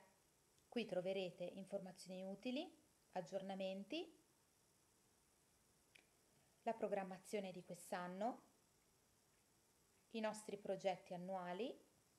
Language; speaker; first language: Italian; native; Italian